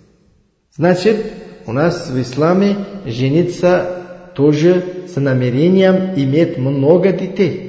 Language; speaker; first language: Russian; non-native, learner; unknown